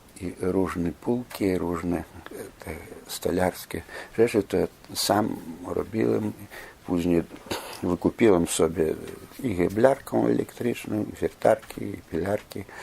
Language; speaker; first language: Polish; non-native, fluent; Belarusian